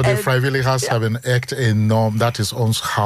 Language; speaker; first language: Dutch; non-native, fluent; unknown